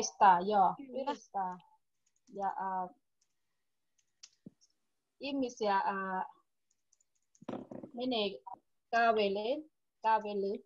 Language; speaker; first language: Finnish; non-native, learner; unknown